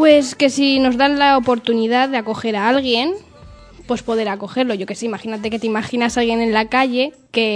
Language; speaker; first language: Spanish; native; Spanish